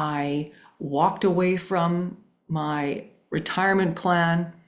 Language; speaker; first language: English; native; English